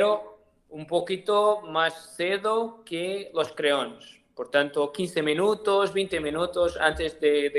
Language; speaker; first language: Spanish; non-native, learner; Portuguese